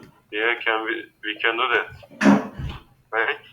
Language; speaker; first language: English; non-native, learner; Turkish